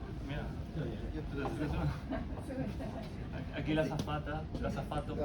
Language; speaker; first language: Spanish; native; Spanish